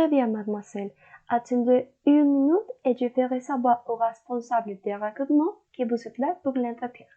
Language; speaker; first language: French; non-native, learner; Spanish